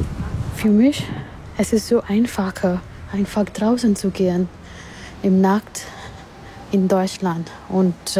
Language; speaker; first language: German; non-native, learner; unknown